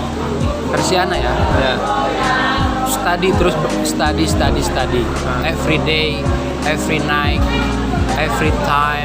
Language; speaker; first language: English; non-native, learner; Indonesian